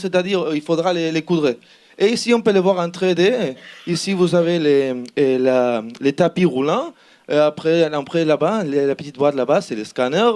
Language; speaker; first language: French; non-native, learner; Spanish